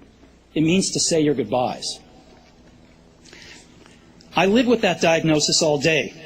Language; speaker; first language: English; native; English